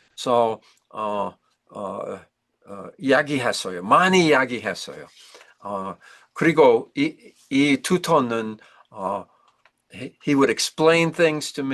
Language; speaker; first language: Korean; non-native, learner; English